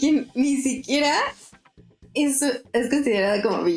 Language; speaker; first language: Spanish; native; Spanish